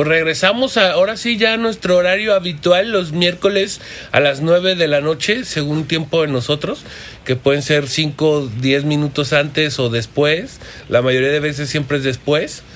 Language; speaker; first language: Spanish; native; Spanish